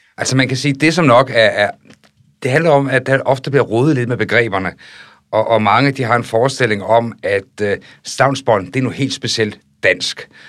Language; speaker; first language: Danish; native; Danish